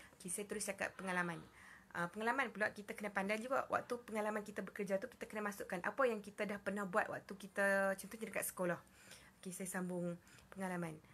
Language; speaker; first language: Malay; native; Malay